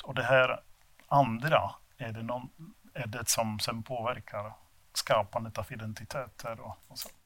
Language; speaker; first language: Swedish; non-native, fluent; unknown